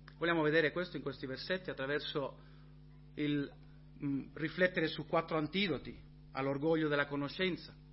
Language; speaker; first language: Italian; non-native, fluent; English